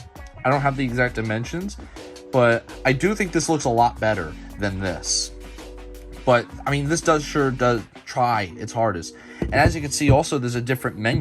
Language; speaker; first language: English; native; English